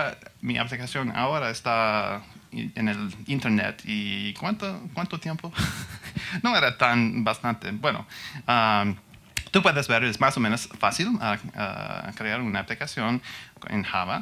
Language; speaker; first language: Spanish; non-native, learner; English